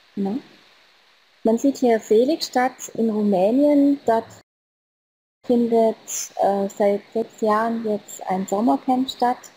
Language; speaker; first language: German; native; German